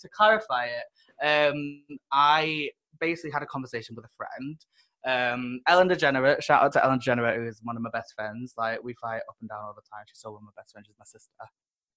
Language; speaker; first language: English; native; English